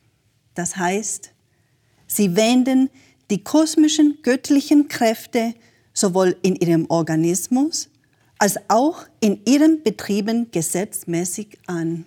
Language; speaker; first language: German; native; German